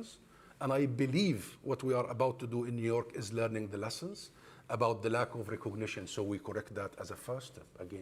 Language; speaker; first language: English; non-native, fluent; Arabic